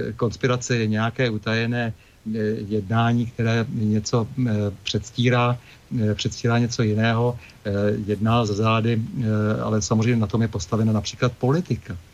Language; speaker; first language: Czech; native; Czech